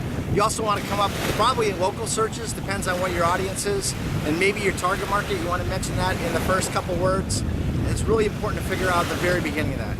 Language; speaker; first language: English; native; English